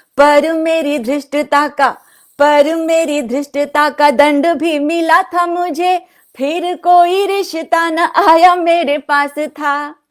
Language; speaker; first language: Hindi; non-native, local second language; Odia